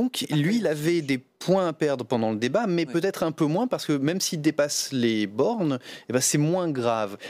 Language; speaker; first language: French; native; French